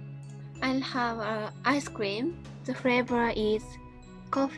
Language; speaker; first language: English; non-native, learner; Japanese